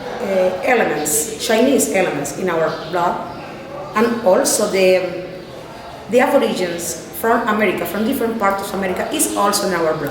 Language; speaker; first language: English; non-native, fluent; Spanish